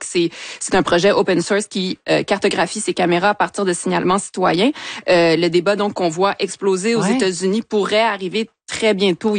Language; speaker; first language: French; native; French